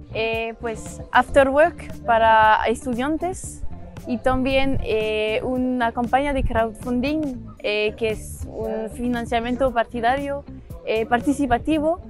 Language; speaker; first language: Spanish; non-native, learner; French